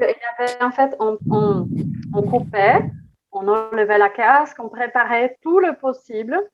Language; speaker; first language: French; non-native, fluent; Portuguese